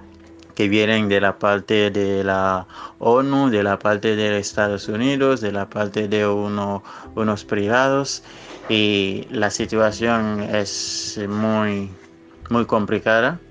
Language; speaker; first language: Spanish; non-native, fluent; Haitian Creole